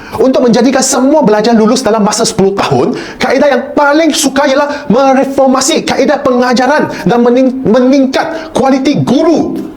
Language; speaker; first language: Malay; non-native, local second language; Chinese